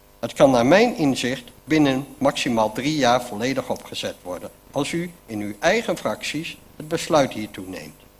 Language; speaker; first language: Dutch; native; Dutch